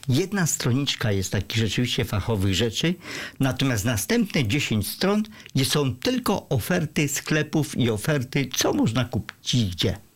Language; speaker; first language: Polish; native; Polish